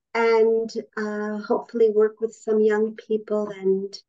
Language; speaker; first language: English; native; English